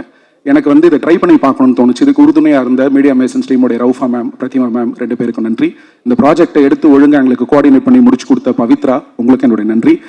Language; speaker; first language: Tamil; native; Tamil